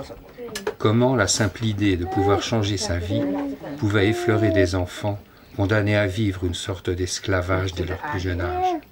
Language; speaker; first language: French; native; French